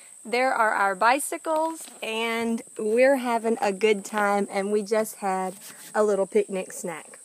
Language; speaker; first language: English; native; English